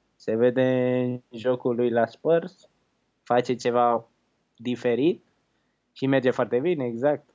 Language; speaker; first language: Romanian; early bilingual, heritage; Romanian